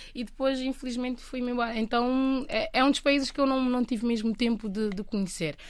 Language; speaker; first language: Portuguese; non-native, local second language; Kabuverdianu